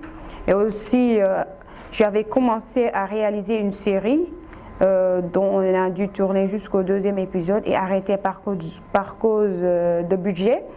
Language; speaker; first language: French; non-native, local second language; Wolof